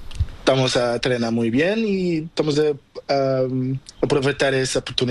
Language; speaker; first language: Spanish; non-native, learner; Portuguese